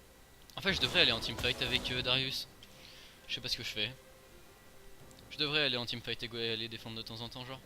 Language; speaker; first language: French; native; French